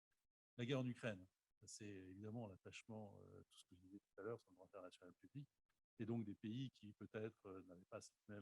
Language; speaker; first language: French; native; French